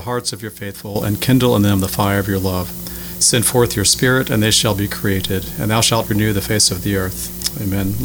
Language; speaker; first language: English; native; English